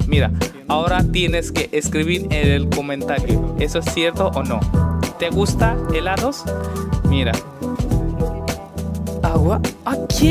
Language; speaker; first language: Spanish; non-native, learner; Hindi